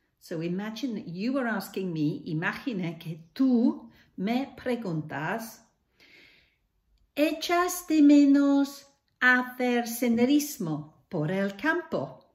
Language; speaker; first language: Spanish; non-native, fluent; English